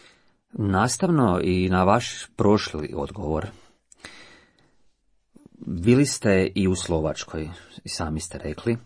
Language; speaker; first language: Croatian; native; Croatian